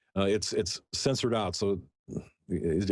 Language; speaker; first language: English; native; English